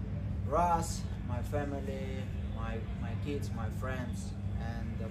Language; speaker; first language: English; non-native, learner; Ukrainian